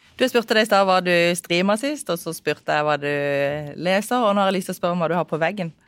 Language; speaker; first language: Norwegian; native; Norwegian